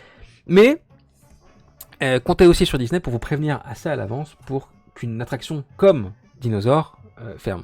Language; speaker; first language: French; native; French